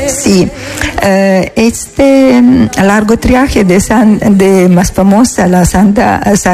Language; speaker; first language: Spanish; non-native, learner; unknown